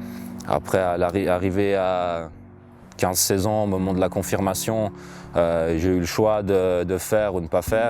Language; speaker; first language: French; native; French